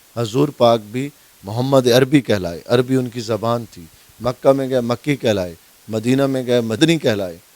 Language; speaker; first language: Urdu; non-native, local second language; Saraiki